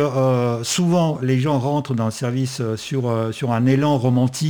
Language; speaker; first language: French; non-native, fluent; Russian